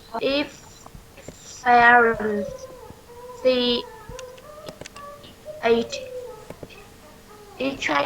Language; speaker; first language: English; non-native, learner; Vietnamese